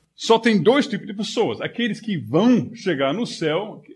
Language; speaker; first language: Portuguese; non-native, fluent; English